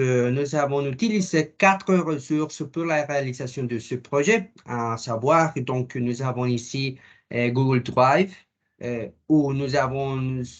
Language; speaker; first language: French; non-native, learner; Spanish